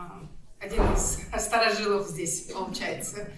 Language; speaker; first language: Russian; non-native, local second language; Kyrgyz